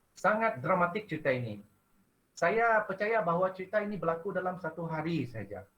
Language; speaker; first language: Malay; non-native, local second language; Iban